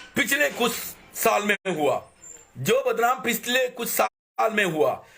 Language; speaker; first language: Hindi; non-native, local second language; Bangla